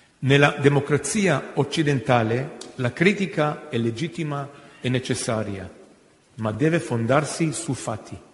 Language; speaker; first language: Italian; non-native, fluent; Hebrew